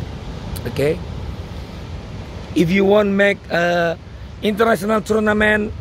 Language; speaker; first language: English; non-native, learner; Indonesian